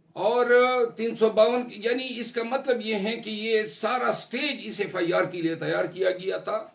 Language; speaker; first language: Urdu; non-native, local second language; Pashto